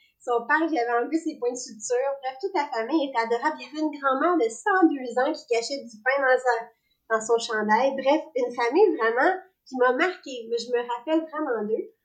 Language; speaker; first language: French; native; French